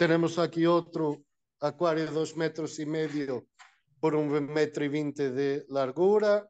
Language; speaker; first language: Spanish; non-native, fluent; Portuguese